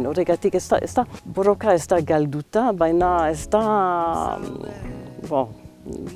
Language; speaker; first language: Basque; non-native, local second language; English